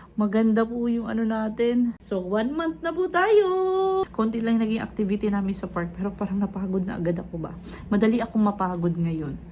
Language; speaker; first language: Filipino; native; Filipino